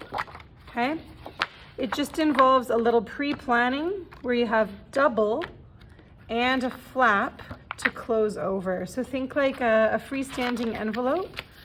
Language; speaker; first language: English; native; English